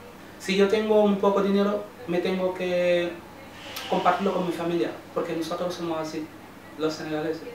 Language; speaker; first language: Spanish; non-native, learner; Wolof